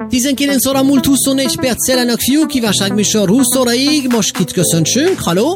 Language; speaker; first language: Hungarian; native; Hungarian